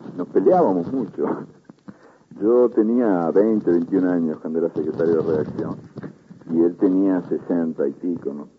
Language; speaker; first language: Spanish; native; Spanish